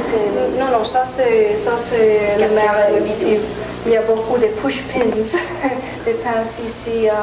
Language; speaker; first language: French; non-native, fluent; English